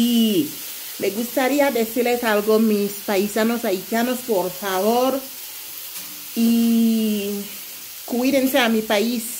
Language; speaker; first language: Spanish; non-native, local second language; Haitian Creole